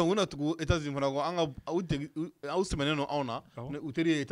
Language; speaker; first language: French; non-native, local second language; Bambara